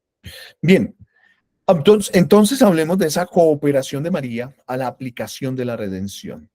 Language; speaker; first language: Spanish; native; Spanish